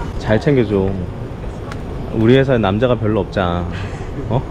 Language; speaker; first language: Korean; native; Korean